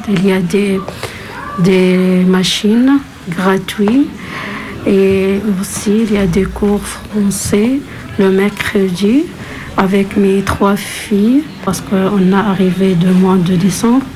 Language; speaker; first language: French; non-native, learner; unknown